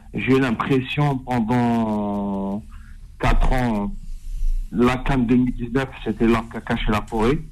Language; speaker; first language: French; non-native, local second language; Arabic